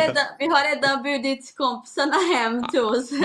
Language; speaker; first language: Swedish; non-native, learner; Portuguese